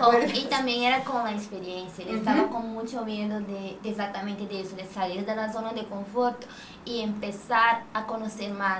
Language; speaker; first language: Spanish; non-native, fluent; Portuguese